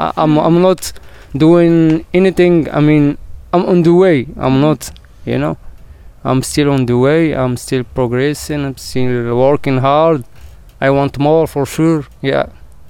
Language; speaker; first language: English; non-native, learner; Arabic